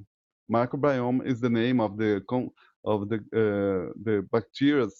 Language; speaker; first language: English; non-native, fluent; Portuguese